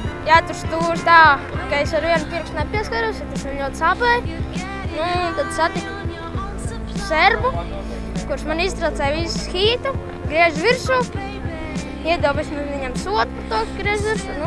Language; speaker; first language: Latvian; native; Latvian